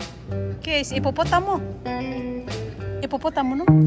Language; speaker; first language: Spanish; non-native, fluent; Filipino